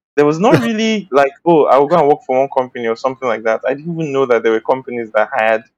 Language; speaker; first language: English; non-native, local second language; Bini